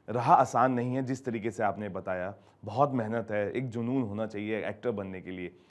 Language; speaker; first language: Hindi; native; Hindi